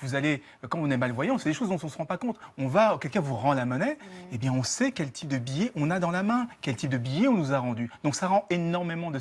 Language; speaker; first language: French; native; French